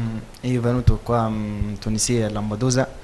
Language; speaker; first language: Italian; non-native, learner; Arabic